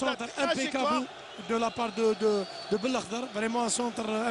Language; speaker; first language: French; non-native, local second language; Arabic